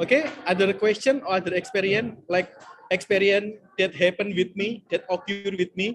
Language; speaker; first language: English; non-native, learner; Indonesian